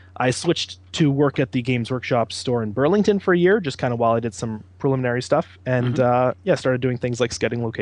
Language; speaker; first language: English; native; English